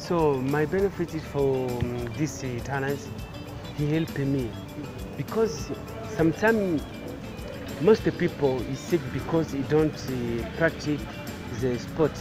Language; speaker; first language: English; non-native, learner; French